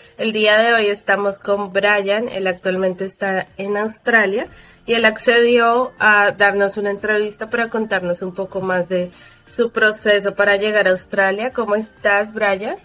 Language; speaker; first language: Spanish; native; Spanish